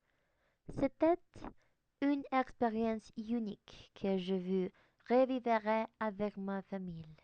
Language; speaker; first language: French; non-native, learner; Spanish